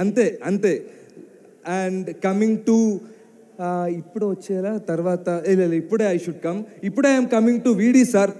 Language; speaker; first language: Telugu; non-native, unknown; Malayalam